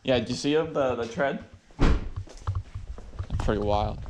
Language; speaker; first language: English; native; English